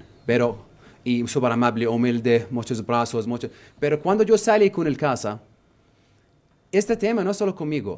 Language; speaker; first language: Spanish; non-native, learner; Arabic